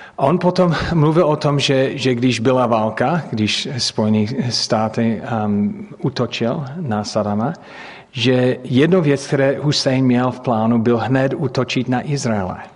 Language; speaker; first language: Czech; non-native, fluent; English